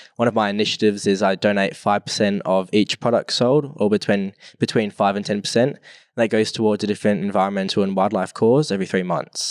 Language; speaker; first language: English; native; English